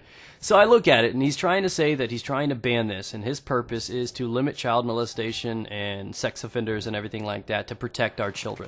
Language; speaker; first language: English; native; English